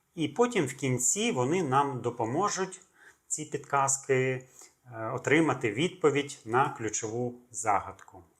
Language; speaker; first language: Ukrainian; native; Ukrainian